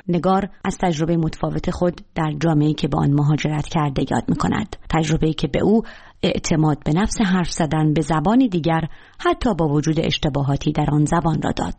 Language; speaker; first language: Persian; native; Persian